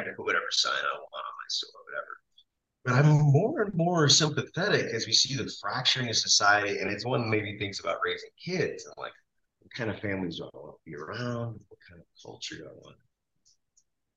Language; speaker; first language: English; native; English